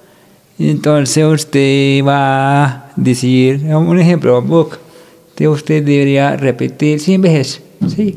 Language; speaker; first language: Spanish; non-native, local second language; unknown